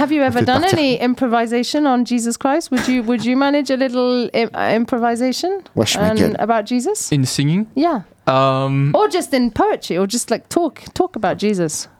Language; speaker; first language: English; non-native, fluent; French